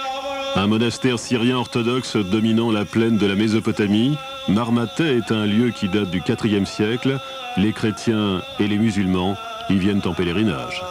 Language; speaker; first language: French; native; French